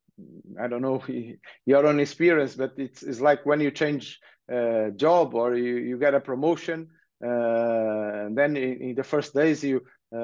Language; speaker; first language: English; early bilingual, other home language; Portuguese